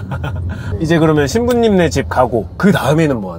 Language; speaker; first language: Korean; native; Korean